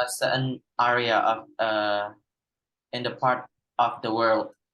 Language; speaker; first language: English; non-native, fluent; Indonesian